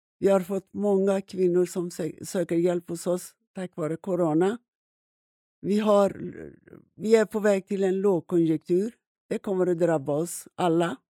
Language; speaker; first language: Swedish; non-native, fluent; Persian